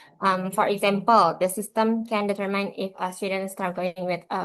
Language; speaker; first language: English; non-native, learner; Indonesian